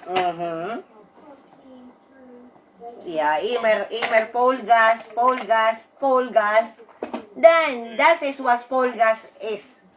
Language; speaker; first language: German; non-native, learner; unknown